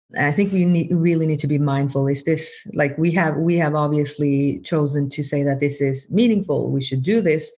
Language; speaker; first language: English; non-native, fluent; Norwegian